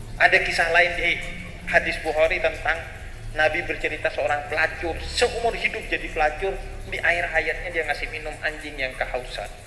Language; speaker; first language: Indonesian; non-native, local second language; Madurese